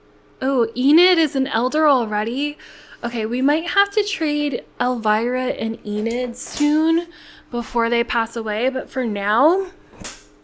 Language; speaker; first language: English; native; English